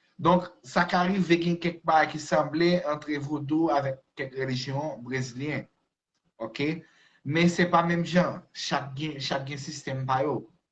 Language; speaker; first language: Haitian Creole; non-native, fluent; Portuguese